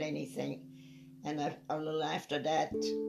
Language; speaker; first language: English; non-native, fluent; French